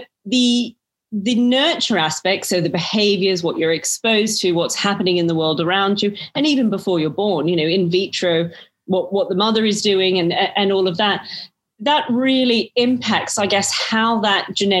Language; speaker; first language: English; native; English